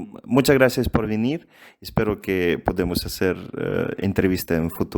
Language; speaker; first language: Spanish; non-native, fluent; Russian